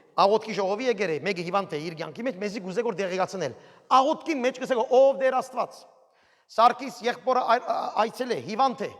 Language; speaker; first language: Armenian; early bilingual, heritage; Armenian